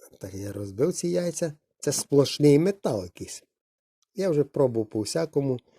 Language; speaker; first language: Ukrainian; non-native, local second language; Russian